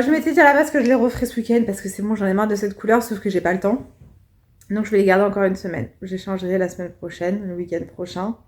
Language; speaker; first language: French; native; French